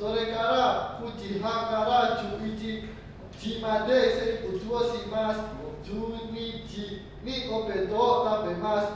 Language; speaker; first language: Japanese; non-native, learner; Indonesian